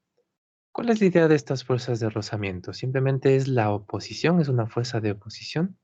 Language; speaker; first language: Spanish; native; Spanish